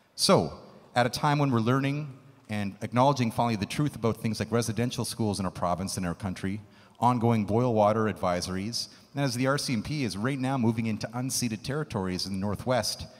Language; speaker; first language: English; native; English